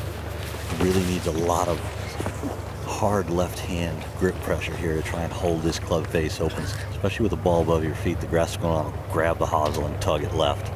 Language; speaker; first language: English; native; English